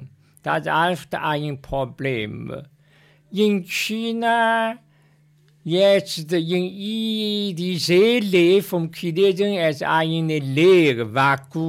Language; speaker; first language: German; non-native, learner; Chinese